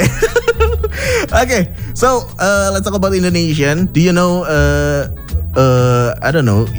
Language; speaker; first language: English; non-native, learner; Indonesian